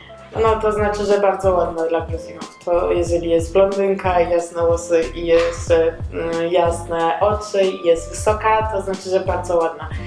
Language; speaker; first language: Polish; non-native, learner; Georgian